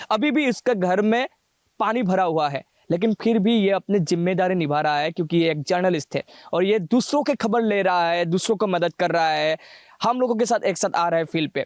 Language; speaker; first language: Hindi; non-native, local second language; Assamese